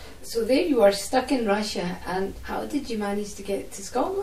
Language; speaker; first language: English; native; English